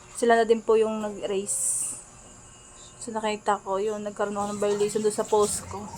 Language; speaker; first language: Filipino; native; Filipino